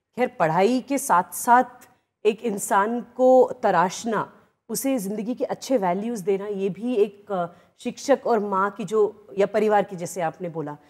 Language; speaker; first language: Hindi; native; Hindi